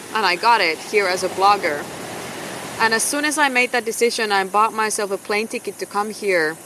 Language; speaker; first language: English; non-native, fluent; Finnish